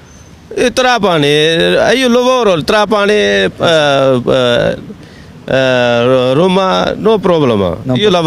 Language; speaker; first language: Italian; non-native, learner; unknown